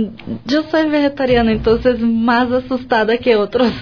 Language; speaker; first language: Spanish; non-native, learner; Portuguese